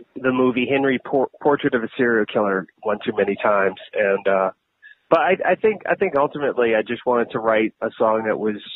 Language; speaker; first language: English; native; English